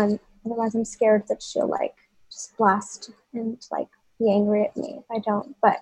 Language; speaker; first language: English; non-native, local second language; Hindi